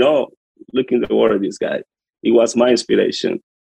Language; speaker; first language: English; non-native, learner; Spanish